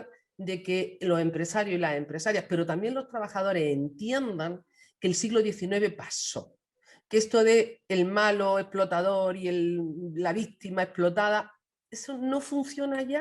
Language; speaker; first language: Spanish; native; Spanish